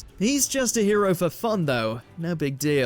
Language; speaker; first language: English; native; English